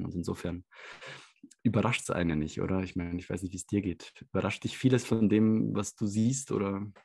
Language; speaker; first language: German; native; German